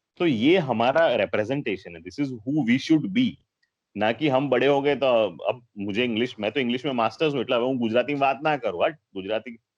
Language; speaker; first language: Hindi; non-native, local second language; Gujarati